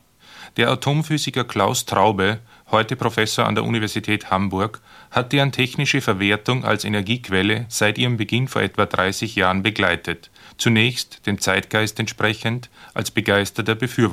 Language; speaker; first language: German; native; German